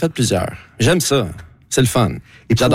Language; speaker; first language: French; native; French